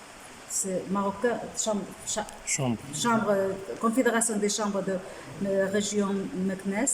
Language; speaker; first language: French; non-native, fluent; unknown